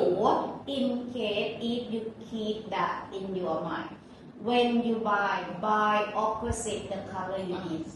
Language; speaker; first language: English; non-native, learner; Thai